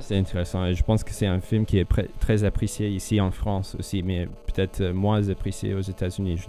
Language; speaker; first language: French; non-native, fluent; English